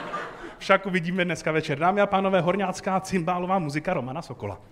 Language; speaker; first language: Czech; native; Czech